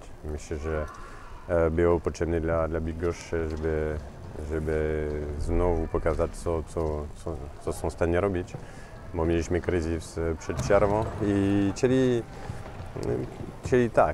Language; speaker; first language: Polish; non-native, fluent; French